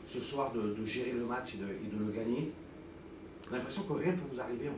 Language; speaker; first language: French; native; French